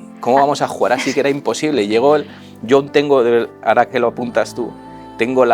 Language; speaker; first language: Spanish; native; Spanish